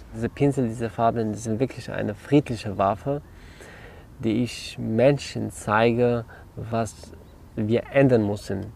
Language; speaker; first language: German; non-native, learner; Kurdish